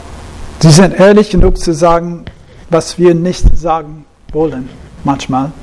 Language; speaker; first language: German; non-native, fluent; English